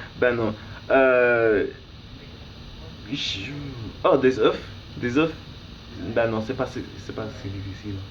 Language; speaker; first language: French; non-native, learner; English